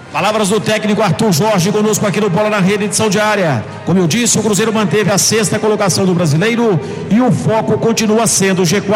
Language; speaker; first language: Portuguese; native; Portuguese